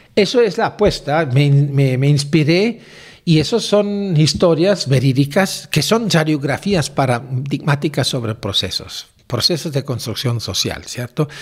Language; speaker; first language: Spanish; non-native, fluent; German